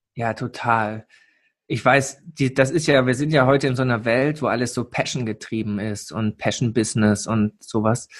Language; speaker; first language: German; native; German